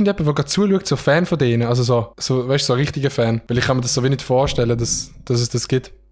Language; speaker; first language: German; native; German